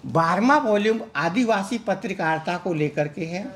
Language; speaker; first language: Hindi; native; Hindi